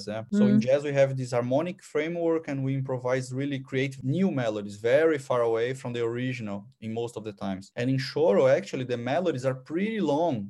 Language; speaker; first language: English; non-native, fluent; Portuguese